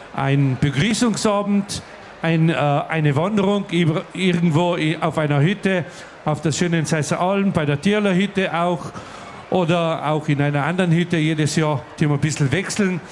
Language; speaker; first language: German; non-native, local second language; Ladin